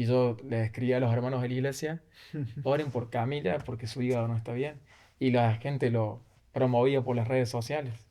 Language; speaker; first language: Spanish; native; Spanish